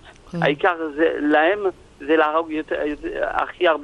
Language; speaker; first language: Hebrew; non-native, fluent; French